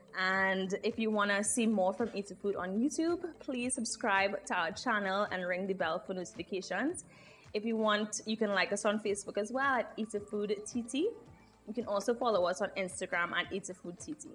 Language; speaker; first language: English; native; English